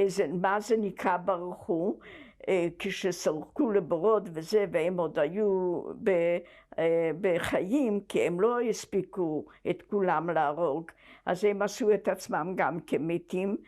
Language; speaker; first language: Hebrew; non-native, fluent; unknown